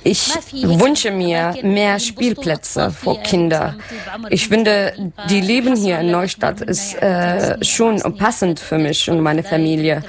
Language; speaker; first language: German; non-native, learner; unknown